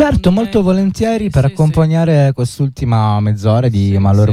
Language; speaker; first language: Italian; native; Italian